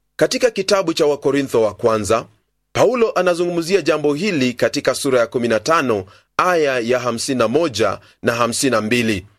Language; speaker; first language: Swahili; non-native, local second language; Luyia